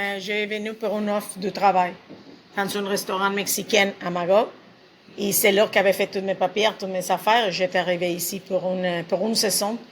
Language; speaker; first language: French; non-native, fluent; Spanish